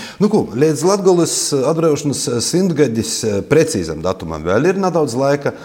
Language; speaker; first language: Latvian; native; Latvian